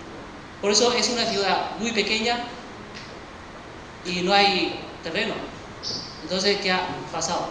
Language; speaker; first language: Spanish; early bilingual, other home language; Chinese